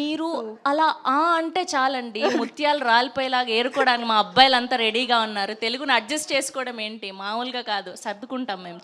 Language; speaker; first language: Telugu; native; Telugu